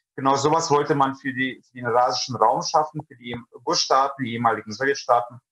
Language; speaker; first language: German; early bilingual, other home language; Russian